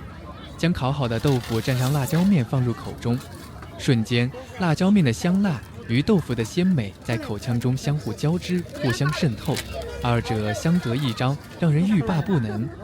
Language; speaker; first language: Chinese; native; Chinese